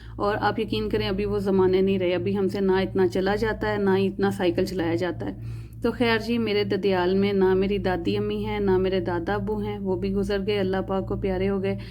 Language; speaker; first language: Urdu; non-native, local second language; Punjabi